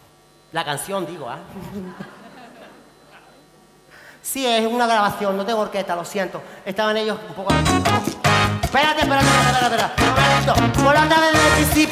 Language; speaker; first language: Spanish; native; Spanish